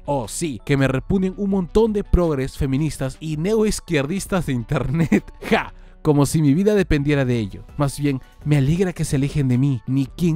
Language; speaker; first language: Spanish; native; Spanish